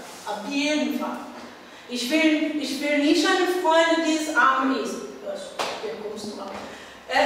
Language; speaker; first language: German; non-native, learner; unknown